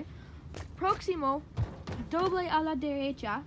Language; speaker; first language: Spanish; non-native, learner; English